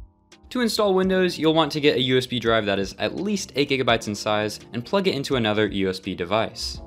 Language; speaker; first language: English; native; English